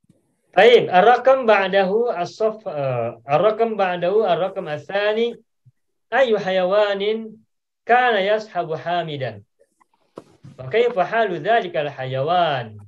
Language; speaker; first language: Arabic; non-native, fluent; Indonesian